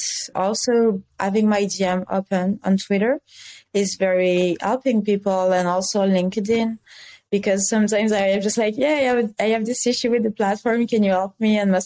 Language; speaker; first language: English; non-native, fluent; French